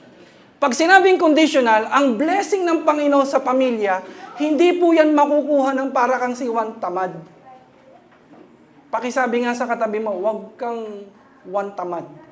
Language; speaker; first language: Filipino; native; Filipino